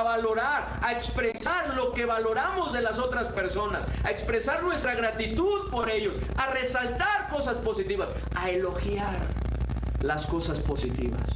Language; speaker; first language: Spanish; native; Spanish